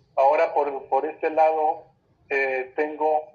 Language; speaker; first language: Spanish; native; Spanish